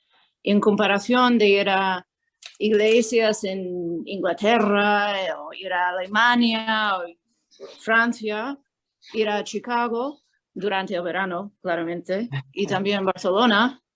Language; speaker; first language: Spanish; non-native, fluent; English